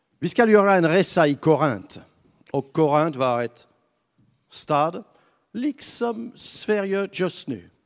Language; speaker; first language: Swedish; non-native, fluent; French